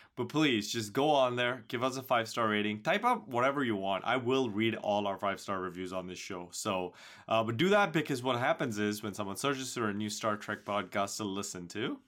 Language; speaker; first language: English; non-native, local second language; Hindi